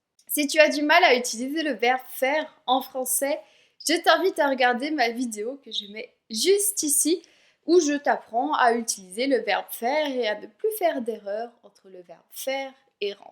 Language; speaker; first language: French; native; French